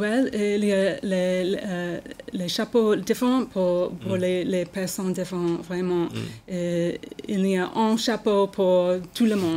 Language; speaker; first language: French; non-native, learner; English